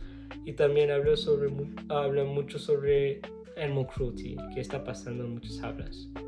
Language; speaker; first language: Spanish; non-native, learner; English